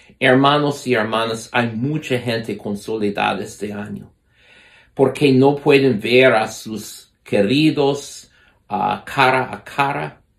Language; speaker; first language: Spanish; non-native, fluent; English